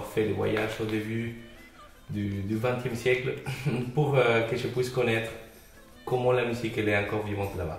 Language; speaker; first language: French; non-native, fluent; Spanish